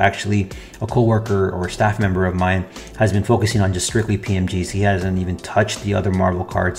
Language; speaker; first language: English; native; English